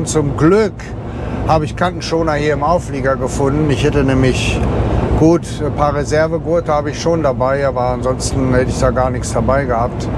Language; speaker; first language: German; native; German